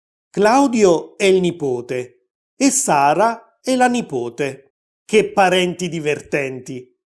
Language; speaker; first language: Italian; native; Italian